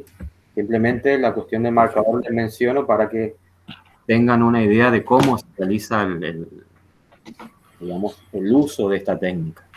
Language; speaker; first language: Spanish; native; Spanish